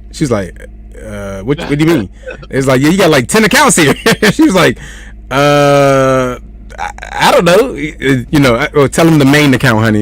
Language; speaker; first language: English; native; English